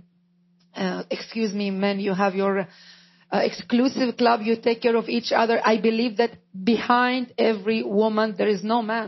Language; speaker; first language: English; non-native, fluent; Arabic